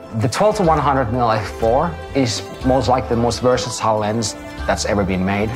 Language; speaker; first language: English; non-native, fluent; Finnish